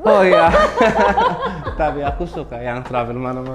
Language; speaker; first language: Indonesian; non-native, learner; Arabic